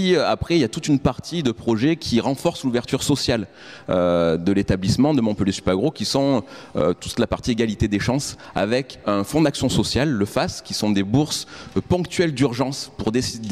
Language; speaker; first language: French; native; French